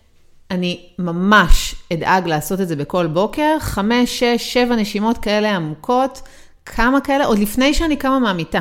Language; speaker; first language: Hebrew; native; Hebrew